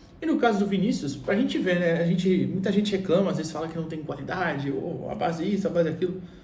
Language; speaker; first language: Portuguese; native; Portuguese